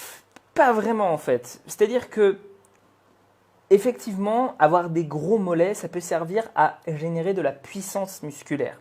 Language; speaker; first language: French; native; French